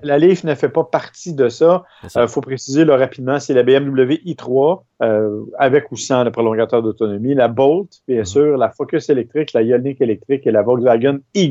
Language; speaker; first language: French; native; French